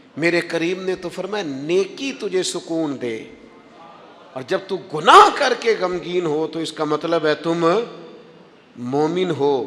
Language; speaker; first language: Urdu; non-native, local second language; Punjabi